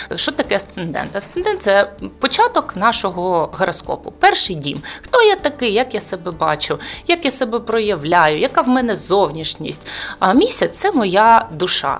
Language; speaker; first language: Ukrainian; non-native, local second language; Russian